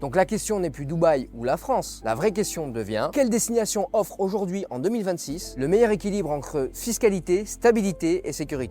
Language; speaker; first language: French; native; French